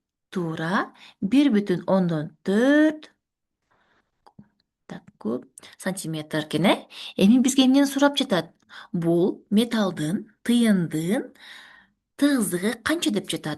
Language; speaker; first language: Kyrgyz; native; Kyrgyz